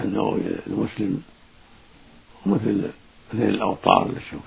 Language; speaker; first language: Arabic; native; Arabic